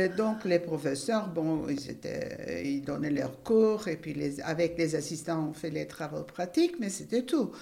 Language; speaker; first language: French; non-native, fluent; Turkish